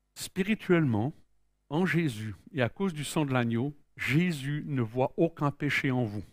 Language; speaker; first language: French; native; French